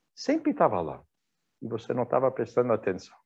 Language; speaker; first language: Portuguese; non-native, fluent; English